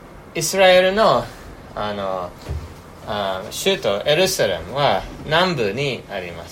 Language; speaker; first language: Japanese; non-native, fluent; English